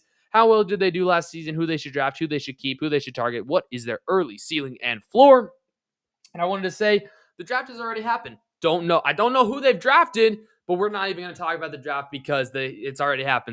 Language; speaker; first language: English; native; English